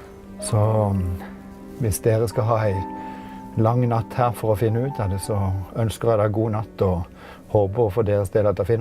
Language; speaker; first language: Norwegian; native; Norwegian